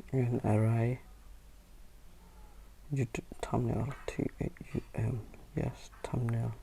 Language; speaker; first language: English; non-native, learner; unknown